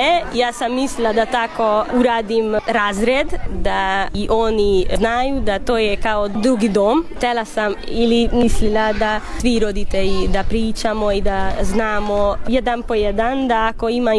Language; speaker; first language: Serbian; non-native, local second language; Hungarian